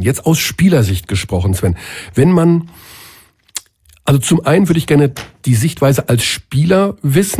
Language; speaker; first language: German; native; German